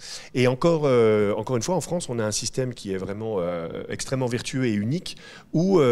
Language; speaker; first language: French; native; French